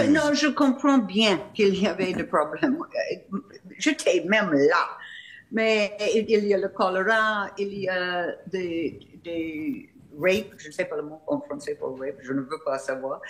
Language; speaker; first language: French; non-native, fluent; English